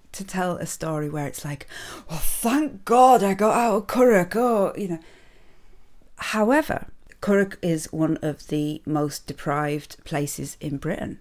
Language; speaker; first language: English; native; English